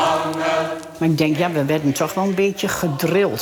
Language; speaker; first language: Dutch; native; Dutch